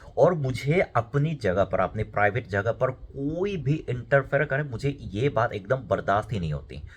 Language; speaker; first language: Hindi; non-native, fluent; Korean